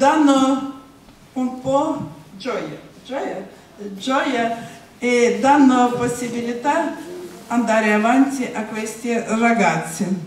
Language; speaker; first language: Italian; non-native, learner; Russian